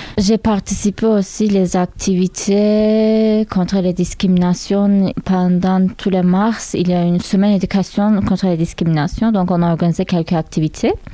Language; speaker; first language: French; non-native, learner; Turkish